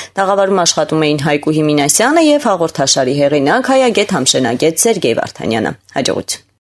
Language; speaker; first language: Armenian; native; Armenian